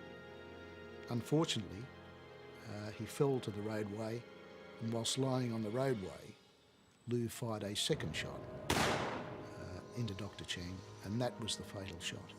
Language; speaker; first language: English; native; English